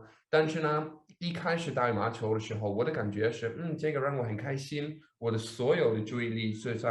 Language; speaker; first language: Chinese; non-native, fluent; Danish